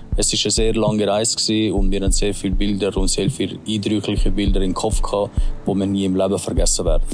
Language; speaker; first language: German; early bilingual, other home language; Albanian